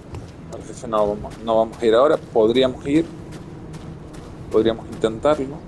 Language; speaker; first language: Spanish; native; Spanish